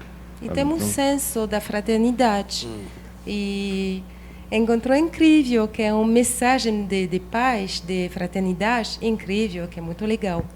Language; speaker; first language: Portuguese; non-native, learner; French